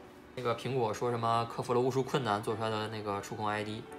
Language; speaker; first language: Chinese; native; Chinese